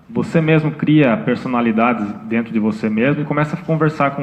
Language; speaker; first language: Portuguese; native; Portuguese